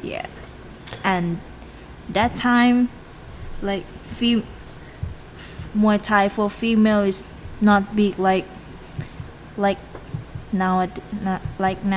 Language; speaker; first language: English; non-native, learner; Thai